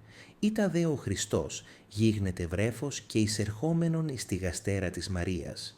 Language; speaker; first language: Greek; non-native, learner; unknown